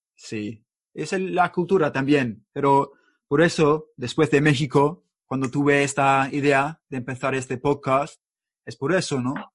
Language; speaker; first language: Spanish; non-native, learner; English